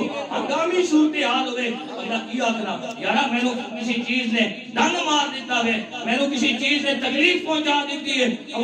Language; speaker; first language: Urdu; non-native, local second language; Punjabi